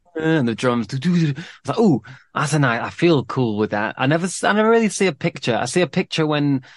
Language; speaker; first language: English; native; English